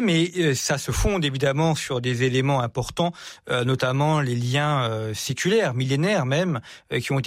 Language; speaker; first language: French; native; French